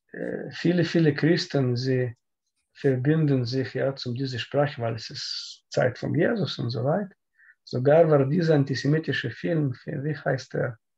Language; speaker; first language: German; non-native, learner; Russian